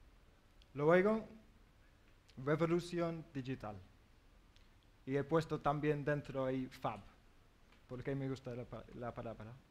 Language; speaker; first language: Spanish; non-native, learner; English